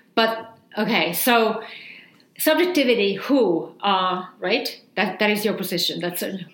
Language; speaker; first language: English; non-native, fluent; Finnish